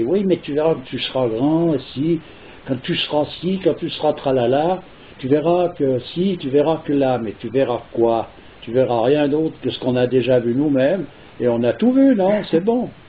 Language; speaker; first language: French; native; French